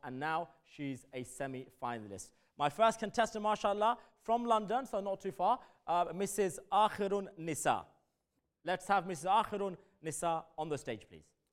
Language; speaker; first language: English; early bilingual, other home language; Urdu